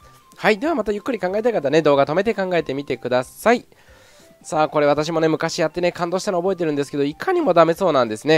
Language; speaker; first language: Japanese; native; Japanese